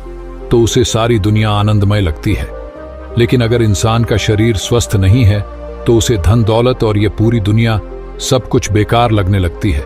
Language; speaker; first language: Hindi; native; Hindi